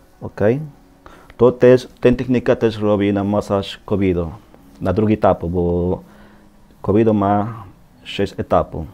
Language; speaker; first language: Polish; non-native, learner; Spanish